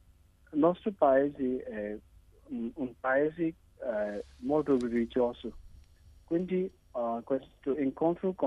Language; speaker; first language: Italian; non-native, learner; Burmese